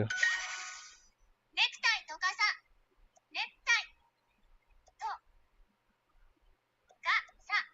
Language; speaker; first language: Japanese; non-native, learner; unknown